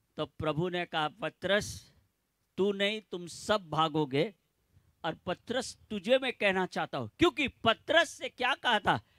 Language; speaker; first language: Hindi; non-native, local second language; Gujarati